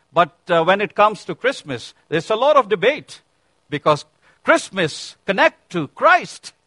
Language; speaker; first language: English; non-native, local second language; Urdu